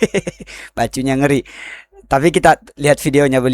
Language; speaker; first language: Indonesian; native; Indonesian